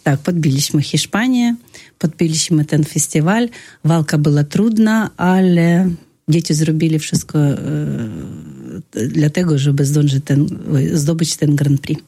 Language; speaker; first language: Polish; non-native, fluent; Russian